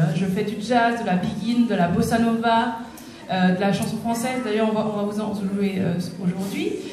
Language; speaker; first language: French; native; French